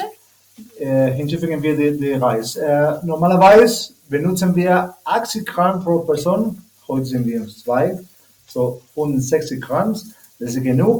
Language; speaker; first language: German; non-native, learner; Spanish